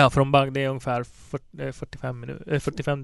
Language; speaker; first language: Swedish; non-native, fluent; Arabic